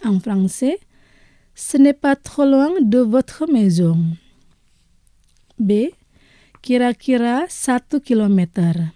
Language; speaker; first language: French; non-native, fluent; Indonesian